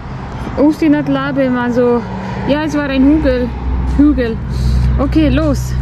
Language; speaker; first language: German; non-native, fluent; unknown